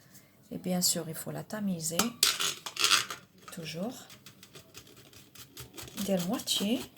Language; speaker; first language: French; non-native, local second language; Arabic